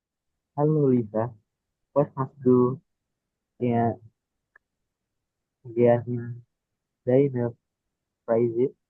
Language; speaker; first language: German; non-native, learner; Indonesian